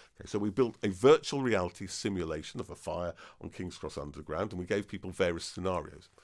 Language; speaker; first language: English; native; English